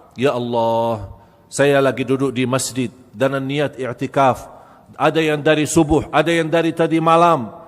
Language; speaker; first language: Malay; non-native, fluent; Arabic